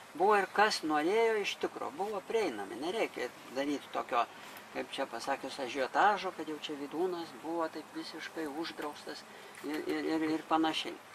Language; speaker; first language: Lithuanian; native; Lithuanian